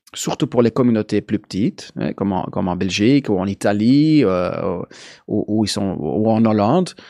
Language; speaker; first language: French; native; French